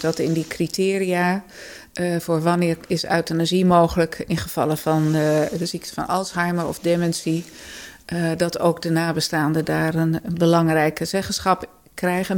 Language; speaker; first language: Dutch; native; Dutch